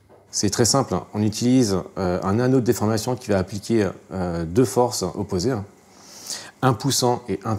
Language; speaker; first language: French; native; French